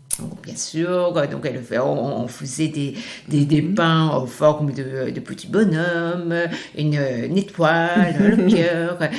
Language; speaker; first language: French; non-native, fluent; Japanese